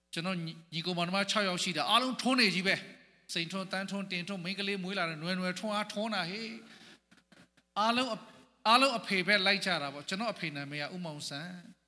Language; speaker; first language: Burmese; non-native, local second language; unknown